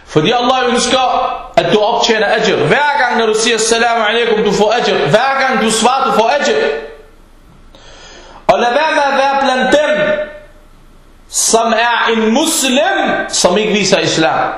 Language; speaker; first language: Danish; early bilingual, other home language; Arabic